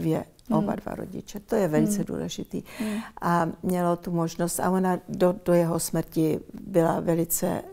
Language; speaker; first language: Czech; early bilingual, heritage; Czech